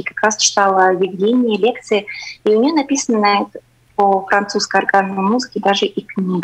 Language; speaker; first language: Russian; native; Russian